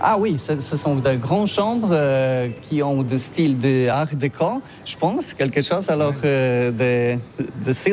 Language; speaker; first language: French; non-native, learner; Polish